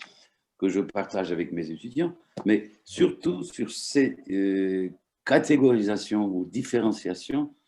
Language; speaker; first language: French; non-native, fluent; Turkish